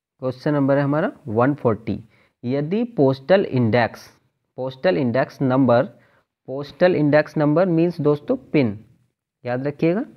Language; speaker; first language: Hindi; native; Hindi